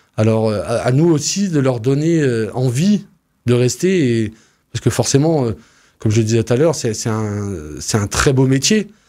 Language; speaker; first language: French; native; French